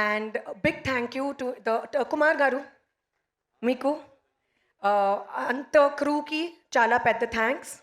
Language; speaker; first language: Telugu; non-native, learner; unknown